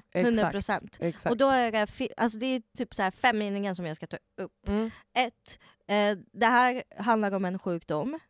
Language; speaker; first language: Swedish; early bilingual, other home language; Russian